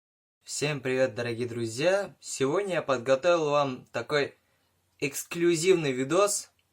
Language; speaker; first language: Russian; native; Russian